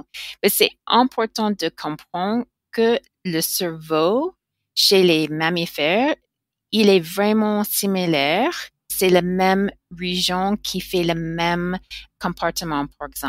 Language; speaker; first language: French; non-native, learner; English